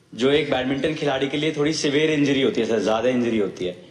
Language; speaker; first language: Hindi; native; Hindi